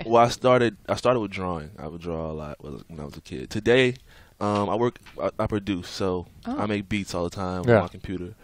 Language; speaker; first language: English; native; English